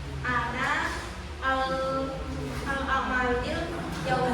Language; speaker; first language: Arabic; non-native, learner; Indonesian